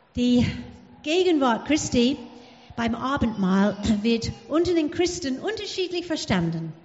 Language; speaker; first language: German; non-native, fluent; English